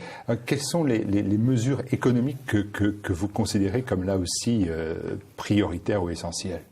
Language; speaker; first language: French; native; French